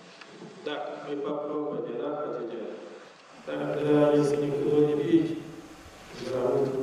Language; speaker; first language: Russian; non-native, learner; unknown